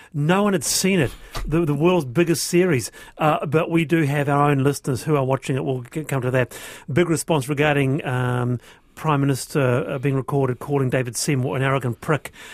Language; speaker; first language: English; native; English